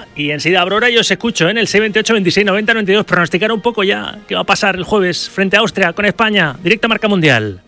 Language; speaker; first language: Spanish; native; Spanish